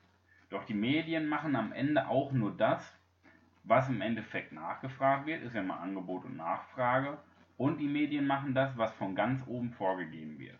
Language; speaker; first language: German; native; German